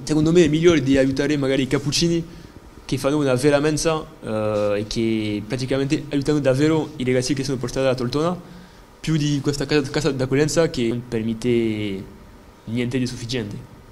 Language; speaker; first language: Italian; non-native, fluent; French